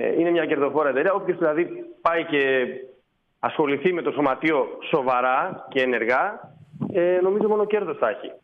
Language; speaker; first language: Greek; native; Greek